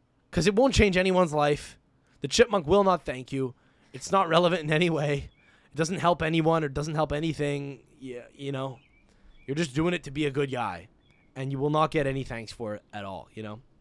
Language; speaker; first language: English; early bilingual, other home language; Italian